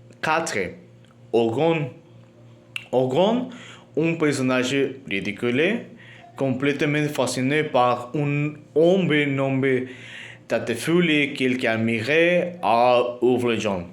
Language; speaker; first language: French; non-native, learner; Spanish